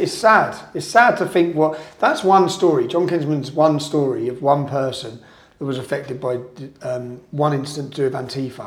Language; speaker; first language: English; native; English